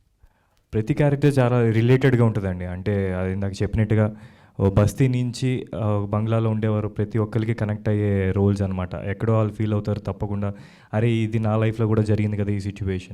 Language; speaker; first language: Telugu; native; Telugu